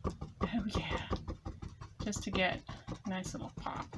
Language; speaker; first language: English; native; English